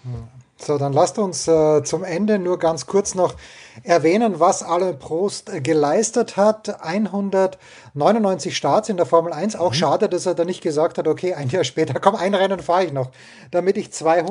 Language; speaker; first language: German; native; German